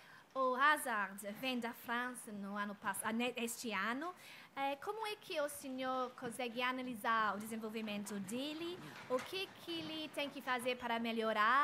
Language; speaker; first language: Portuguese; non-native, fluent; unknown